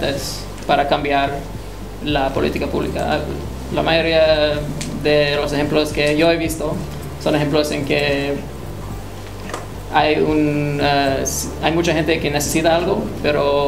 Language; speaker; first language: Spanish; non-native, fluent; English